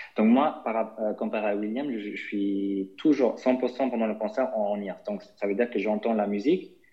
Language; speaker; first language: French; non-native, fluent; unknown